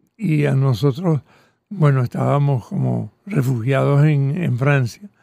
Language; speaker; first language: Spanish; early bilingual, other home language; Catalan